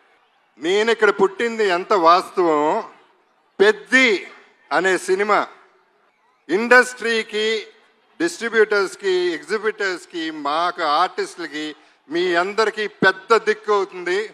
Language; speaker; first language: Telugu; native; Telugu